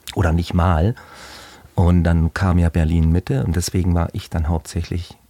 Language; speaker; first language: German; native; German